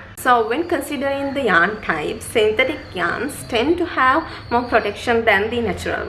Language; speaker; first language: English; non-native, local second language; Sinhala